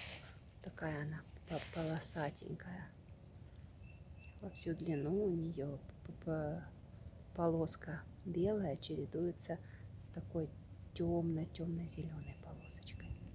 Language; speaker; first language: Russian; native; Russian